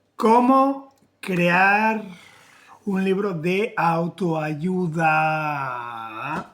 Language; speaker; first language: Spanish; native; Spanish